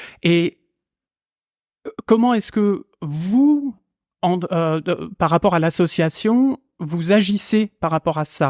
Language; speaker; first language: French; native; French